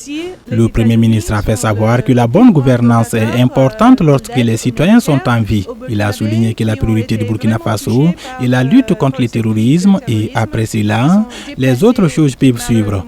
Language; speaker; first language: French; native; French